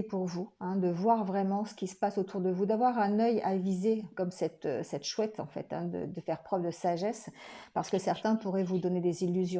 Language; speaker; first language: French; native; French